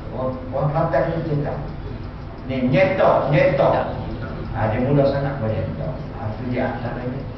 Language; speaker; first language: Malay; non-native, local second language; Tamil